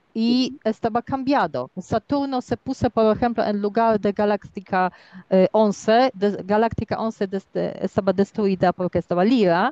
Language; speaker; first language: Spanish; non-native, learner; Polish